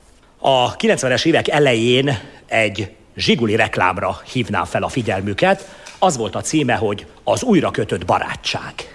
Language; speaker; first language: Hungarian; native; Hungarian